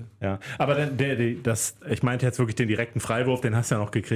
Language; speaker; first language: German; native; German